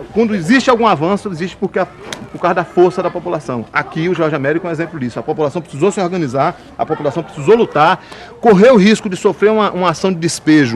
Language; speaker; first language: Portuguese; native; Portuguese